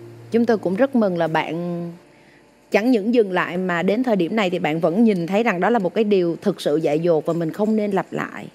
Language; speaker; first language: Vietnamese; native; Vietnamese